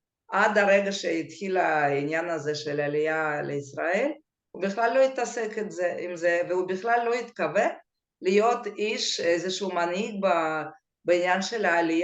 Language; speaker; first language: Hebrew; non-native, fluent; Russian